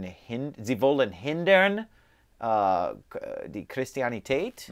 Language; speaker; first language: German; non-native, fluent; English